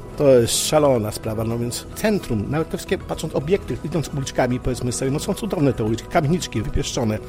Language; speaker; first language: Polish; native; Polish